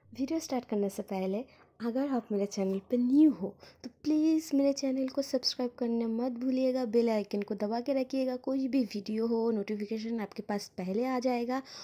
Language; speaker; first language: Hindi; non-native, local second language; Bangla